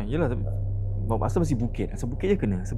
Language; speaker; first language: Malay; native; Malay